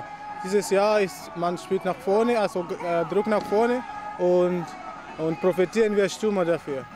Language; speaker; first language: German; non-native, fluent; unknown